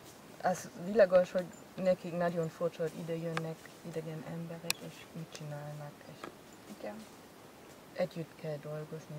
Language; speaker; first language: Hungarian; non-native, learner; German